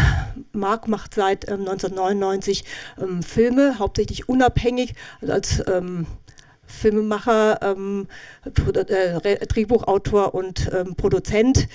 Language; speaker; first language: German; native; German